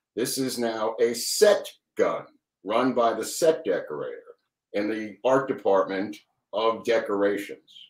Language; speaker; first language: English; native; English